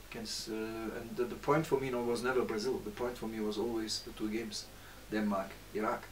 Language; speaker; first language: English; non-native, fluent; Turkish